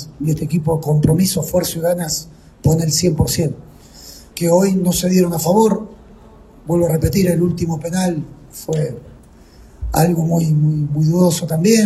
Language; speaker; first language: Spanish; native; Spanish